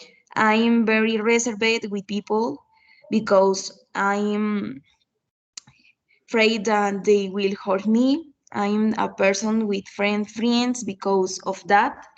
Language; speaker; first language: English; non-native, learner; Spanish